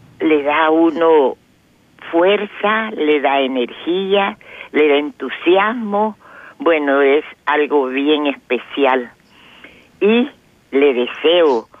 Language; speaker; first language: Spanish; native; Spanish